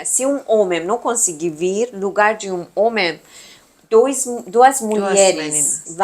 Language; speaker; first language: Portuguese; non-native, fluent; Persian